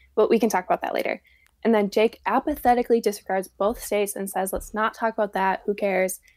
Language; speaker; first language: English; native; English